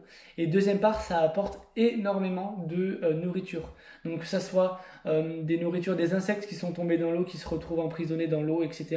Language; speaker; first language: French; native; French